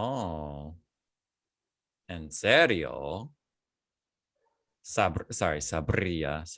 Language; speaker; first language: Spanish; non-native, fluent; English